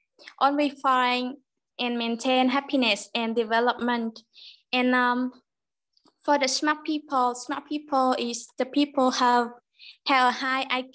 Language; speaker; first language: English; non-native, learner; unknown